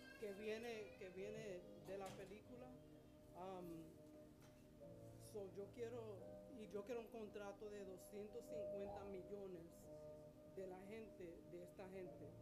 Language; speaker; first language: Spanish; early bilingual, heritage; English